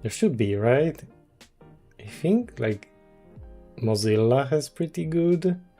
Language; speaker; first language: English; non-native, fluent; Polish